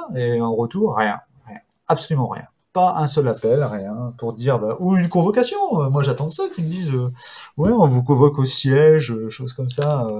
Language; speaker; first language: French; native; French